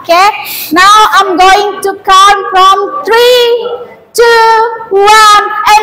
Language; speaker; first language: English; non-native, learner; Indonesian